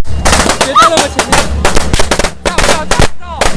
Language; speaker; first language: Chinese; native; Chinese